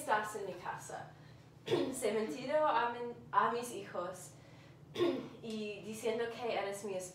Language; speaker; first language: Spanish; non-native, learner; English